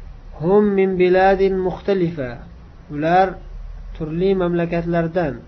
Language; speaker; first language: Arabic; non-native, fluent; Uzbek